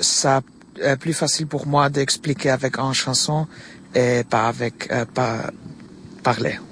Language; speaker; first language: French; non-native, learner; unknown